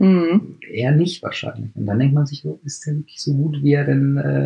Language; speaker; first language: German; native; German